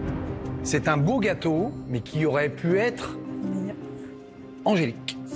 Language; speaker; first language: French; native; French